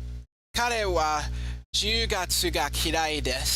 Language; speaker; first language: Japanese; non-native, learner; English